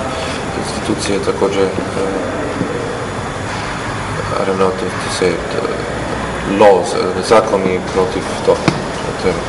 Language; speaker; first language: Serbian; non-native, learner; German